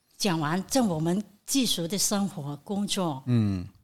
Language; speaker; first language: Chinese; non-native, fluent; Cantonese